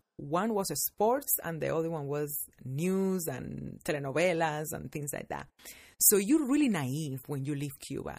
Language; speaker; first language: English; non-native, fluent; Spanish